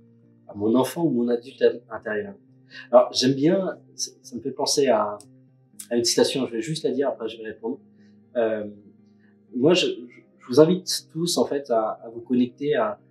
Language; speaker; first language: French; native; French